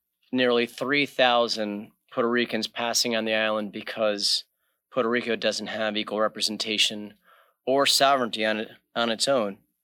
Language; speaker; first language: English; native; English